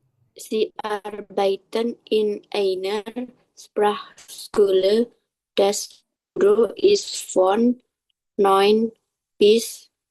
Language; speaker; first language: German; non-native, learner; Indonesian